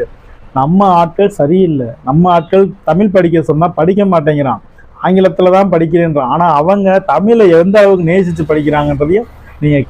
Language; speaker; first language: Tamil; native; Tamil